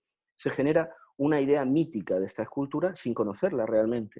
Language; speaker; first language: Spanish; native; Spanish